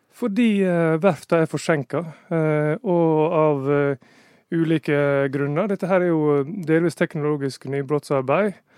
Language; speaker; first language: Norwegian; native; Norwegian